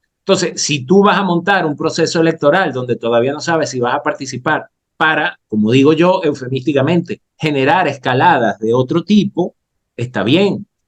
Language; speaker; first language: Spanish; native; Spanish